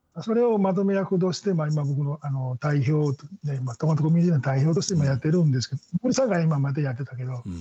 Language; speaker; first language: Japanese; non-native, fluent; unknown